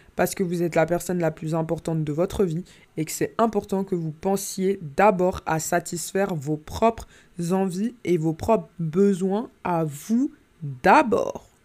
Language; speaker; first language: French; native; French